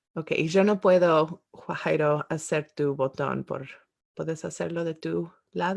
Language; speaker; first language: Spanish; non-native, fluent; English